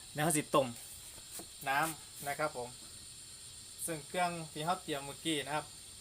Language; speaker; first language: Thai; native; Thai